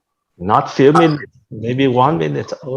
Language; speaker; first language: English; non-native, fluent; Vietnamese